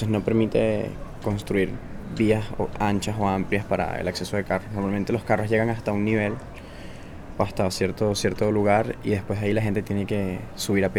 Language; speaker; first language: Spanish; native; Spanish